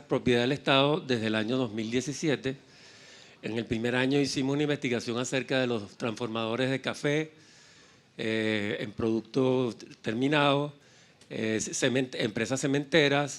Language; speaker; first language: Spanish; native; Spanish